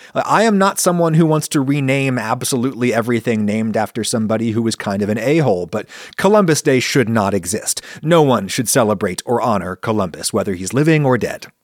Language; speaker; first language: English; early bilingual, other home language; Italian